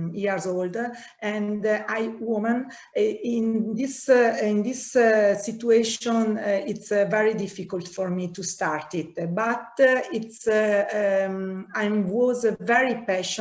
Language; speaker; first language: English; non-native, learner; Italian